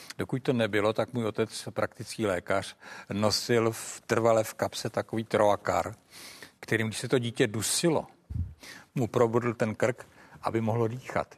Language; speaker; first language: Czech; native; Czech